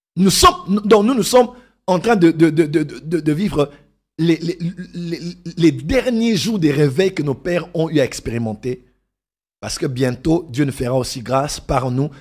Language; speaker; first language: French; non-native, local second language; Lingala